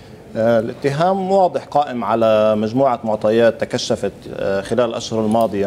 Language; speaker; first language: Arabic; native; Arabic